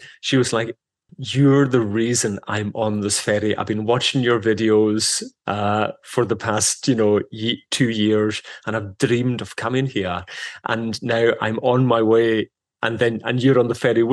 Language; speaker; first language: English; non-native, local second language; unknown